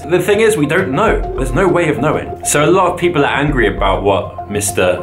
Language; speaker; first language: English; native; English